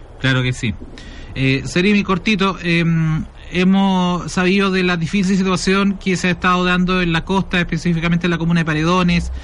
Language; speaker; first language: Spanish; native; Spanish